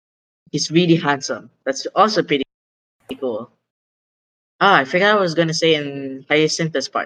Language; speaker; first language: English; non-native, local second language; Filipino